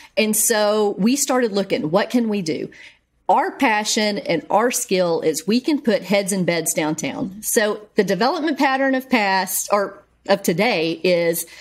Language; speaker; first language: English; native; English